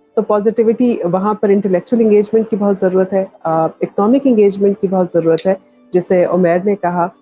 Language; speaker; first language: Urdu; native; Urdu